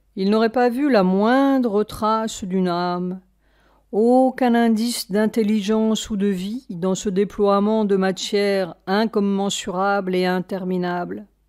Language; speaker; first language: French; native; French